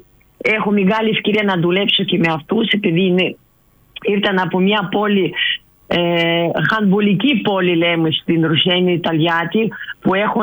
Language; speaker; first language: Greek; non-native, learner; Russian